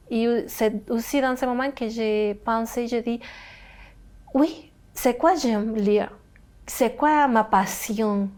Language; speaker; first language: French; non-native, learner; Spanish